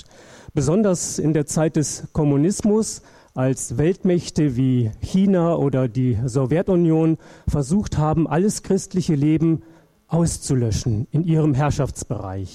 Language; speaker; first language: German; native; German